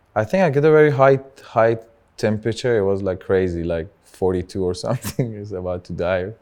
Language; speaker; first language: English; non-native, fluent; Persian